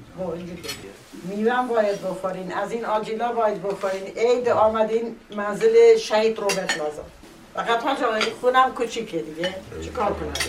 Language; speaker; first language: Persian; non-native, local second language; Assyrian Neo-Aramaic